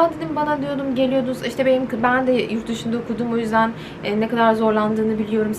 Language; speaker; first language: Turkish; native; Turkish